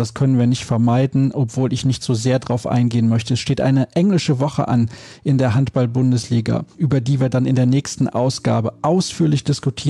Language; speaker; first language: German; native; German